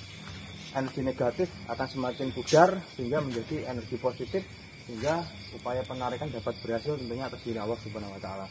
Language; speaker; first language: Indonesian; native; Indonesian